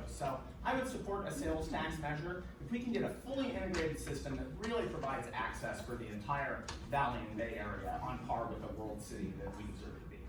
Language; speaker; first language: English; native; English